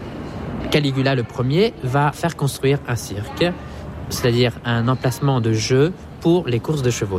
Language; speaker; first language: French; native; French